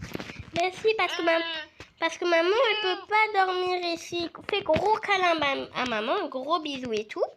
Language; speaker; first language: French; native; French